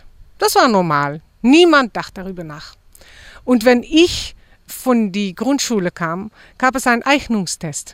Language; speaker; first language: German; non-native, fluent; Dutch